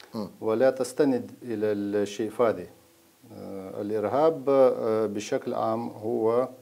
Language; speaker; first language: Arabic; non-native, fluent; Russian